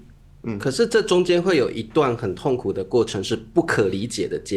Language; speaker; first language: Chinese; native; Chinese